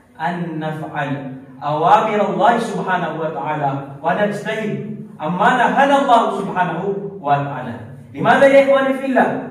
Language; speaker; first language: Arabic; non-native, fluent; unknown